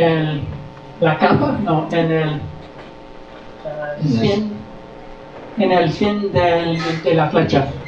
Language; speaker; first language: Spanish; non-native, learner; English